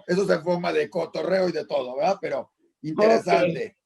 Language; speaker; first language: Spanish; native; Spanish